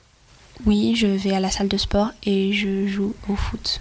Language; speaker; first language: French; non-native, learner; Swedish